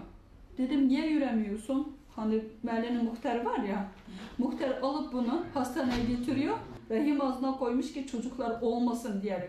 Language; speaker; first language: Turkish; non-native, learner; Uyghur